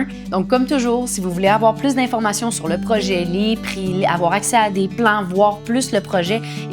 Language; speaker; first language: French; native; French